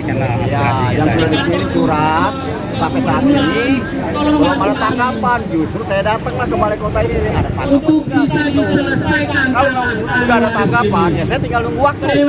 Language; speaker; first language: Indonesian; native; Indonesian